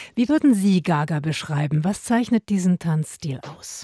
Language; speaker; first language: German; native; German